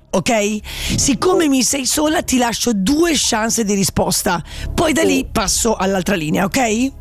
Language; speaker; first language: Italian; native; Italian